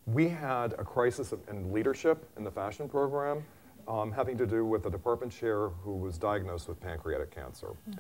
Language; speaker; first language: English; native; English